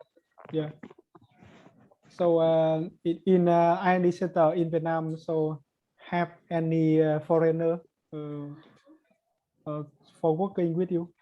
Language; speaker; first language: English; non-native, learner; Vietnamese